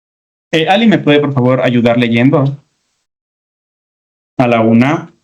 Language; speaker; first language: Spanish; native; Spanish